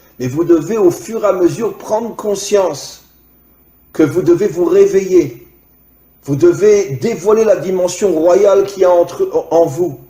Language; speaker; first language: French; native; French